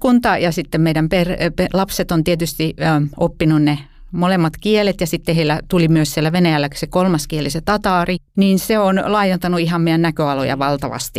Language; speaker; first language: Finnish; native; Finnish